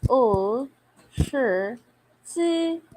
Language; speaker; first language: Chinese; non-native, learner; Filipino